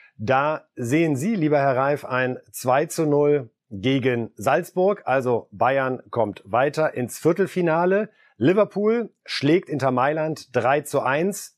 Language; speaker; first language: German; native; German